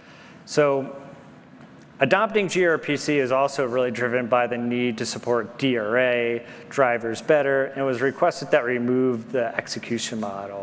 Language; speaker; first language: English; native; English